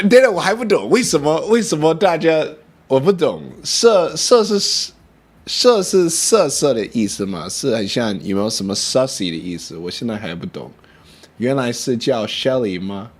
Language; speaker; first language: Chinese; non-native, learner; English